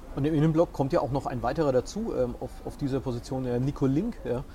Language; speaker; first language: German; non-native, fluent; Spanish